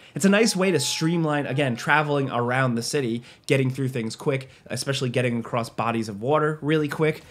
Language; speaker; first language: English; native; English